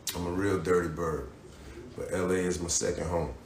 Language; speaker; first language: English; native; English